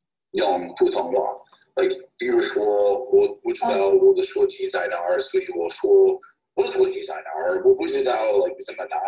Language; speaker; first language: Chinese; non-native, fluent; English